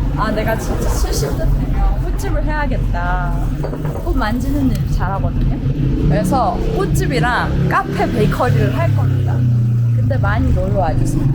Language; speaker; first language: Korean; non-native, fluent; Persian